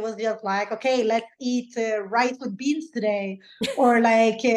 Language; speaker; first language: English; non-native, fluent; Swedish